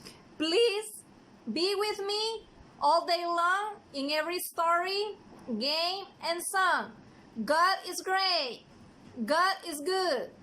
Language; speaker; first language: English; non-native, fluent; Spanish